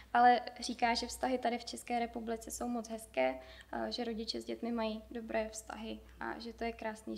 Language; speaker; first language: Czech; native; Czech